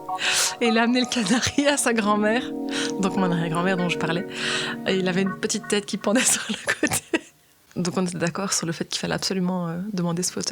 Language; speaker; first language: French; native; French